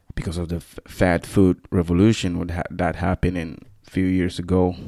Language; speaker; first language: English; non-native, fluent; Spanish